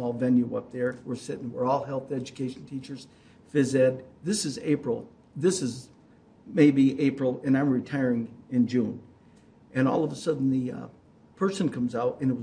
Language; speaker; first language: English; native; English